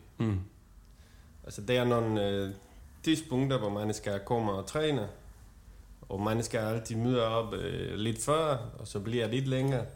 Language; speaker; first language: Danish; non-native, fluent; Spanish